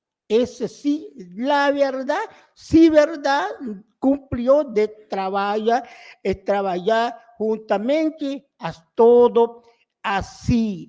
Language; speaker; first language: Spanish; non-native, local second language; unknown